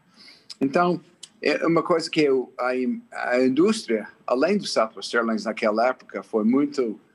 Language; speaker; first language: Portuguese; non-native, fluent; English